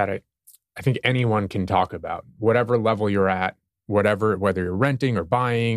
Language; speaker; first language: English; native; English